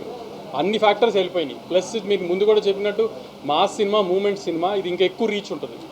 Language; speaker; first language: Telugu; native; Telugu